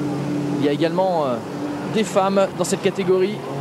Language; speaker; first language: French; native; French